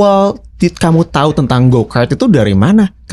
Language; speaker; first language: Indonesian; native; Indonesian